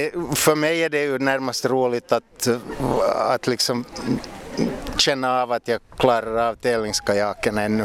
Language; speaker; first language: Swedish; native; Swedish